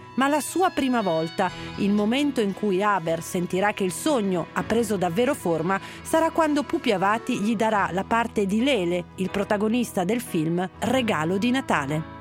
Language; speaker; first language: Italian; native; Italian